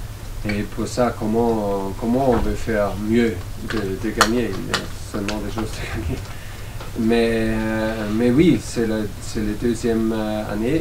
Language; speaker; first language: French; non-native, learner; German